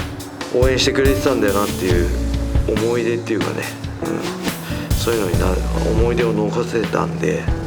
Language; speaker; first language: Japanese; native; Japanese